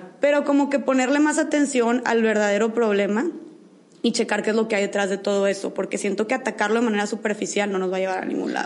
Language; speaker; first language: Spanish; native; Spanish